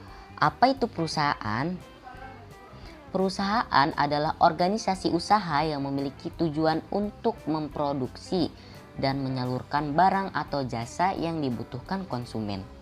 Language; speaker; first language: Indonesian; native; Indonesian